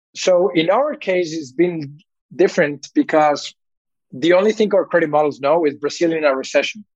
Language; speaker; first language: English; early bilingual, other home language; Spanish